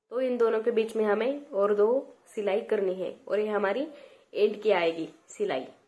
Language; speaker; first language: Hindi; non-native, local second language; Marathi